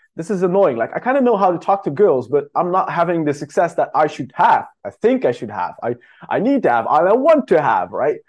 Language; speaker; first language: English; non-native, fluent; Dutch